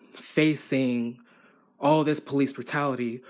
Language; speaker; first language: English; native; English